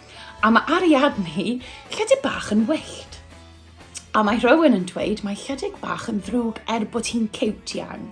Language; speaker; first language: Welsh; native; Welsh